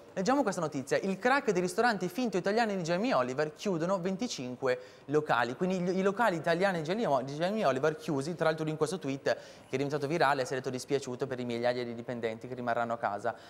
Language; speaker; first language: Italian; native; Italian